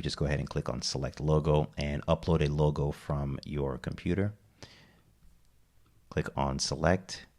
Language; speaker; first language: English; native; English